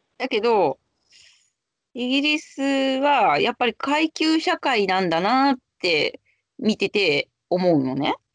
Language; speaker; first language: Japanese; native; Japanese